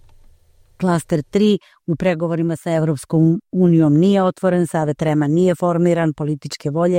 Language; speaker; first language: Croatian; native; Croatian